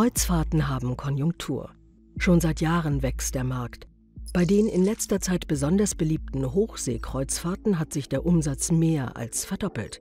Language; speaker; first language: German; native; German